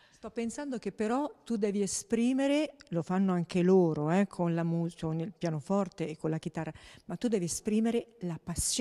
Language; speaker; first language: Italian; native; Italian